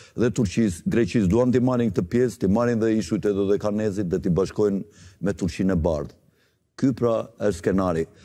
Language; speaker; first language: Albanian; native; Albanian